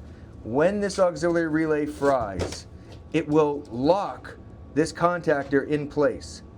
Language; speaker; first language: English; native; English